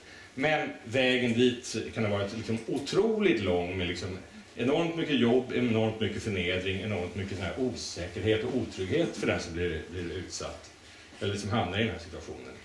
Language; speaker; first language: Swedish; native; Swedish